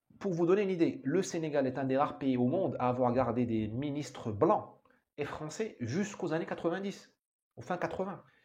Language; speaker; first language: French; non-native, local second language; Arabic